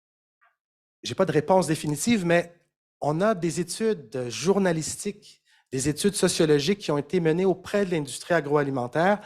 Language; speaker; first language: French; native; French